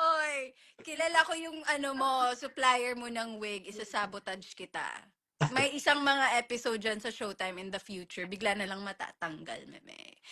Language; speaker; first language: Filipino; native; Filipino